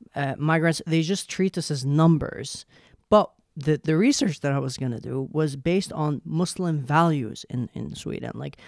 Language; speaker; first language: English; non-native, fluent; Arabic